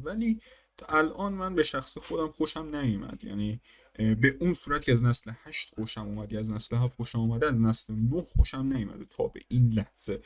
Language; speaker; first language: Persian; native; Persian